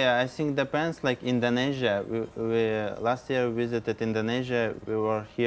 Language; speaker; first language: English; non-native, learner; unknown